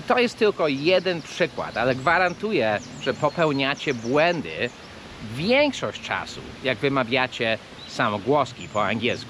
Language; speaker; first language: Polish; early bilingual, heritage; English